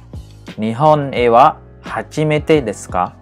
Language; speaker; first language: Japanese; non-native, fluent; Khmer